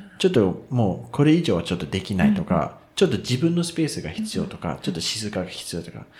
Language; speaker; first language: Japanese; non-native, fluent; Danish